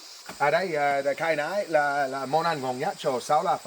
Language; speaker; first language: Vietnamese; non-native, learner; English